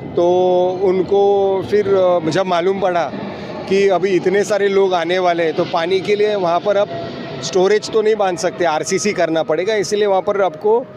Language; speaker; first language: Hindi; non-native, local second language; Marathi